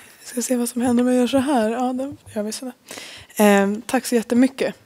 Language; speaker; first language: Swedish; native; Swedish